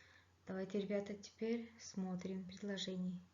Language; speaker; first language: Russian; non-native, fluent; Kyrgyz